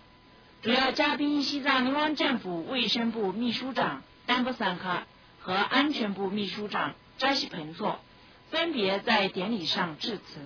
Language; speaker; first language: Chinese; native; Chinese